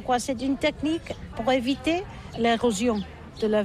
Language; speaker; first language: French; non-native, learner; Catalan